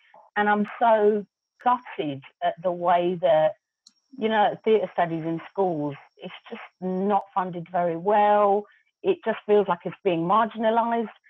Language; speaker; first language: English; non-native, local second language; Gujarati